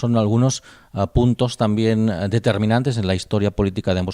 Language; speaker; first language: Spanish; native; Spanish